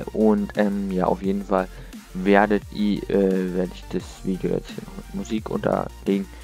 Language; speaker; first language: German; native; German